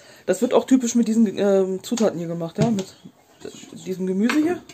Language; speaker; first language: German; native; German